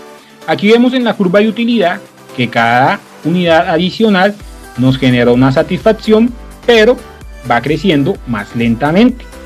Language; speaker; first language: Spanish; native; Spanish